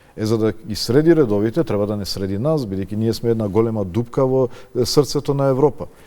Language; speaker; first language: Macedonian; non-native, local second language; Albanian